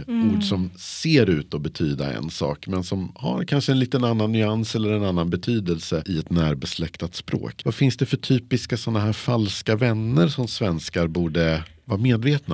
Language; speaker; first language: Swedish; native; Swedish